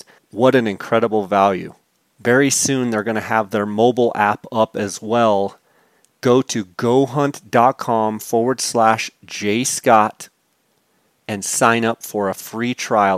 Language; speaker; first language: English; native; English